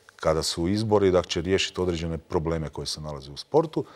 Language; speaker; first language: Croatian; native; Croatian